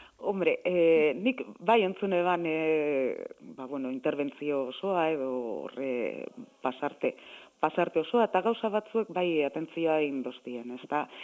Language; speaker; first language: Basque; native; Basque